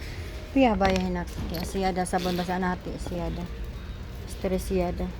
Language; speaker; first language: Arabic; non-native, learner; Filipino